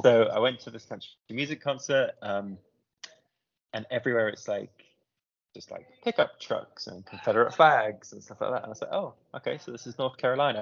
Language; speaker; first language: English; native; English